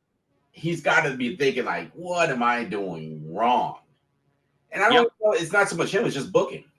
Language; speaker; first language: English; native; English